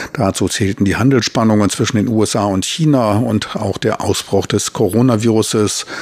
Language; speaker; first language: German; native; German